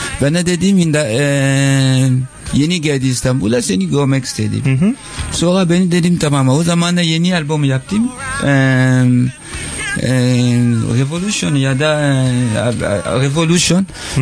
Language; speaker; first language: Turkish; non-native, learner; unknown